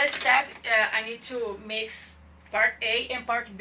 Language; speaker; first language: English; non-native, learner; Portuguese